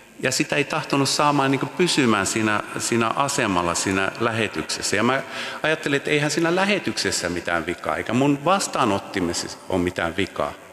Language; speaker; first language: Finnish; non-native, local second language; Swedish